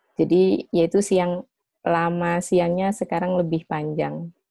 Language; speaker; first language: Indonesian; native; Indonesian